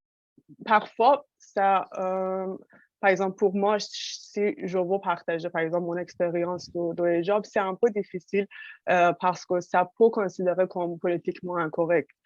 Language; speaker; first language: French; non-native, fluent; Persian